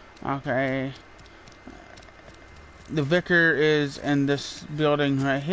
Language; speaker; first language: English; native; English